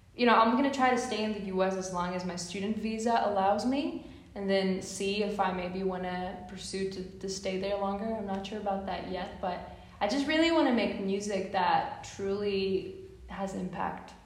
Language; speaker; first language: English; non-native, fluent; Czech